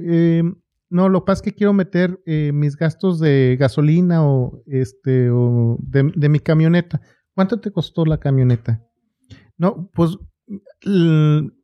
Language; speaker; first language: Spanish; native; Spanish